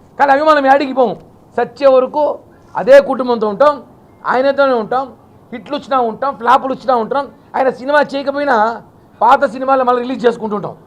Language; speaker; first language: Telugu; native; Telugu